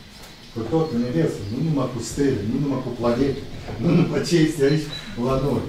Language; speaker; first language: Romanian; non-native, local second language; Russian